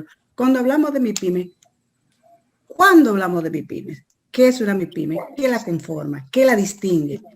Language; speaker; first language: Spanish; native; Spanish